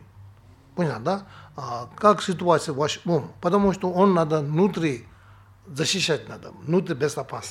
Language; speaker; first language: Russian; non-native, learner; Tibetan